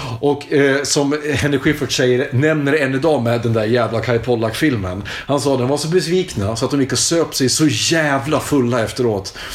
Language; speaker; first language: Swedish; native; Swedish